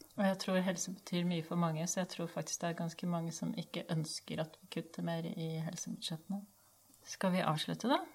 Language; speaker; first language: Norwegian; native; Norwegian